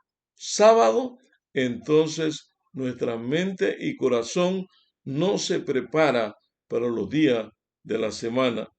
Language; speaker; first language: Spanish; native; Spanish